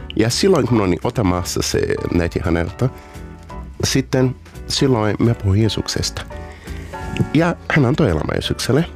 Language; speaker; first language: Finnish; non-native, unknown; Portuguese